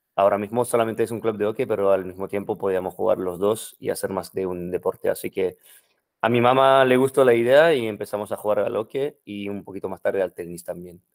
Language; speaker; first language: Spanish; non-native, fluent; French